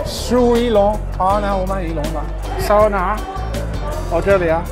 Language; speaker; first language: Chinese; non-native, fluent; English